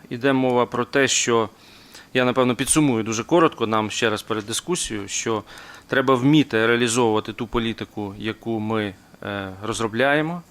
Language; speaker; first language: Ukrainian; native; Ukrainian